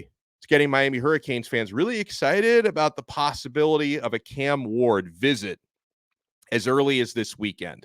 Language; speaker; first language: English; native; English